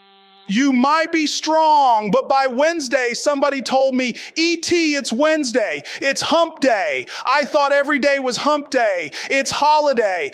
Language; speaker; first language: English; native; English